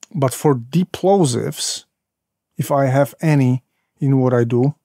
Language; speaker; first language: English; non-native, fluent; Polish